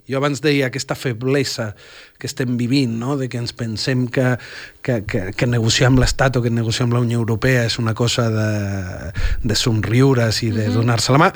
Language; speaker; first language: Catalan; non-native, fluent; Spanish